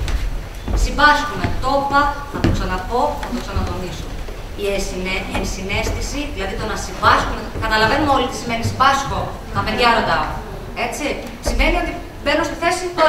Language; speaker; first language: Greek; native; Greek